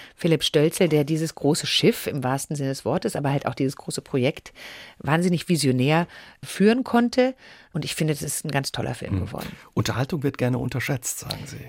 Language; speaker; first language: German; native; German